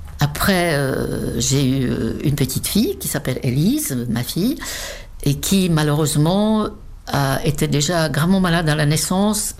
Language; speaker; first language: French; non-native, fluent; Czech